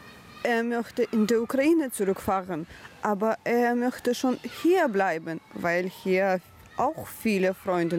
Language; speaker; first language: German; non-native, learner; Ukrainian